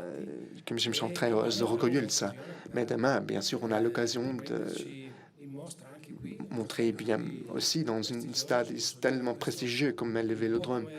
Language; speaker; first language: French; non-native, fluent; Italian